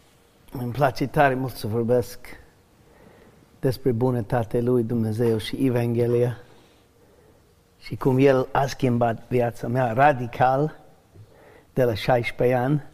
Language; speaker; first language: Romanian; non-native, learner; English